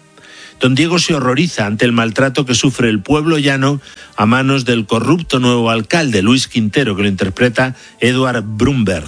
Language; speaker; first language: Spanish; native; Spanish